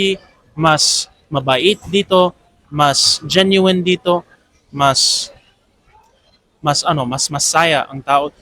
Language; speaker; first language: Filipino; non-native, fluent; English